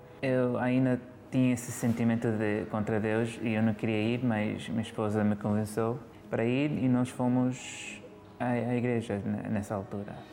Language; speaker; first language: Portuguese; early bilingual, heritage; Portuguese